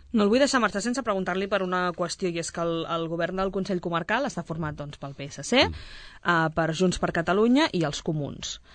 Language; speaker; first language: Catalan; native; Catalan